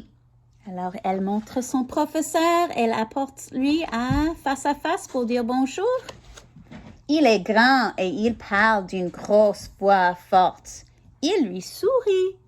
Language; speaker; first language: French; non-native, learner; English